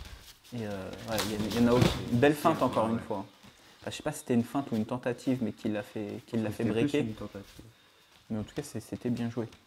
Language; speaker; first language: French; native; French